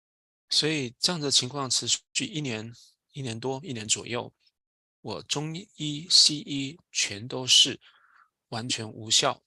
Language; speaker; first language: Chinese; native; Chinese